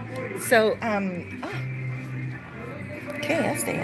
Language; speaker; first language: Spanish; non-native, learner; English